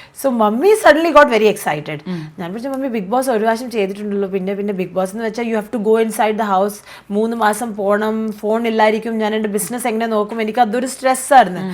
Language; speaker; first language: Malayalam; early bilingual, heritage; Malayalam